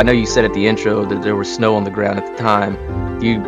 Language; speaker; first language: English; native; English